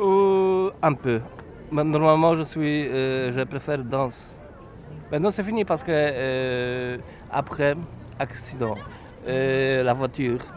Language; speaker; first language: French; non-native, learner; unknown